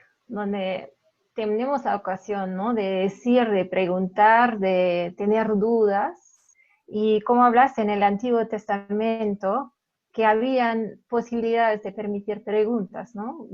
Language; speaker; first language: Spanish; non-native, fluent; German